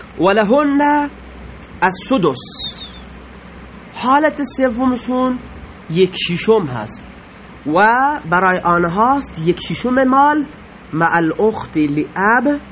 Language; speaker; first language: Persian; native; Persian